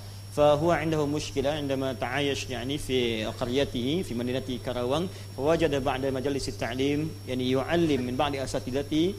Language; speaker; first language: Arabic; non-native, fluent; Indonesian